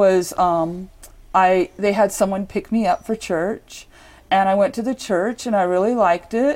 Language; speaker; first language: English; native; English